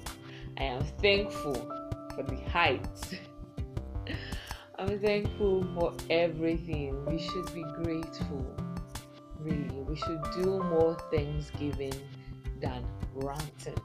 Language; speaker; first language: English; non-native, local second language; Igbo